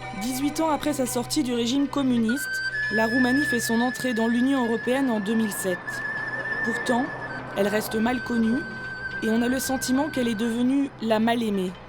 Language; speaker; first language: French; native; French